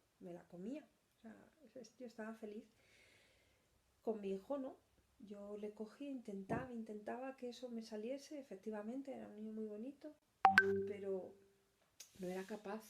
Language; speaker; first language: Spanish; native; Spanish